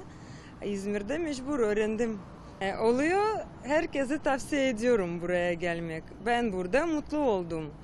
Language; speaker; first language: Turkish; non-native, learner; Russian